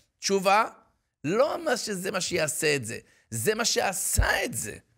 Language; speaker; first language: Hebrew; native; Hebrew